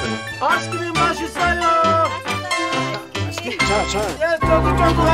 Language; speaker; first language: Korean; non-native, learner; Turkish